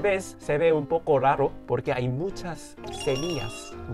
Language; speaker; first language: Spanish; non-native, fluent; Korean